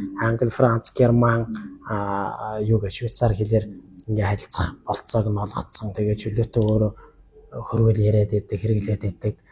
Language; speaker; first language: Mongolian; non-native, local second language; Kazakh